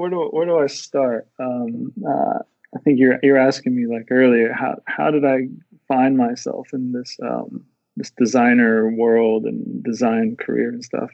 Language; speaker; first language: English; native; English